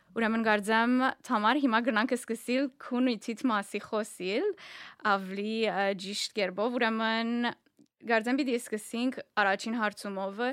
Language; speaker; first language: Armenian; early bilingual, heritage; Armenian